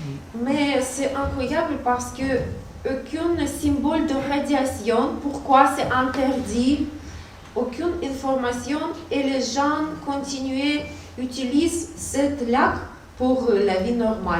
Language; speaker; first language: French; non-native, learner; Russian